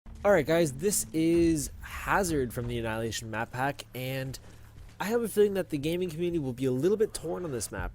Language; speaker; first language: English; native; English